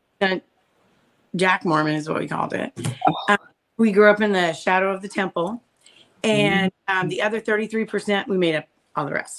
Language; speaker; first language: English; native; English